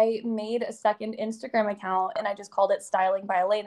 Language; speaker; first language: English; native; English